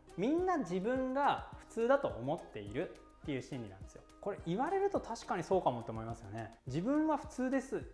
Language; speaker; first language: Japanese; early bilingual, heritage; Japanese